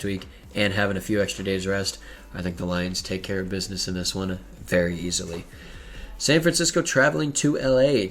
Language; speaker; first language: English; native; English